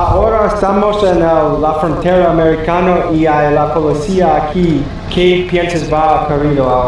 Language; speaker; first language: Spanish; non-native, learner; English